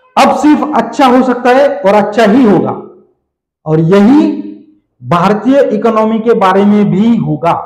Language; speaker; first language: Hindi; non-native, local second language; Marathi